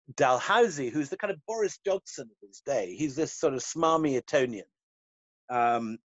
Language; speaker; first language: English; native; English